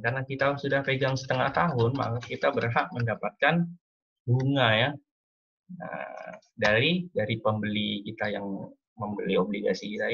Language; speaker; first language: Indonesian; native; Indonesian